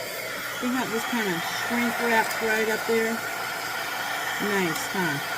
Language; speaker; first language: English; native; English